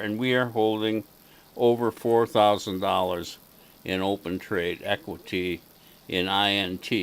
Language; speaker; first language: English; native; English